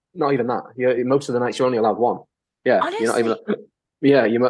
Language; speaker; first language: English; native; English